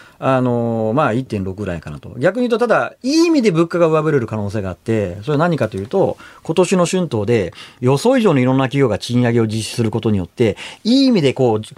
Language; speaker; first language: Japanese; native; Japanese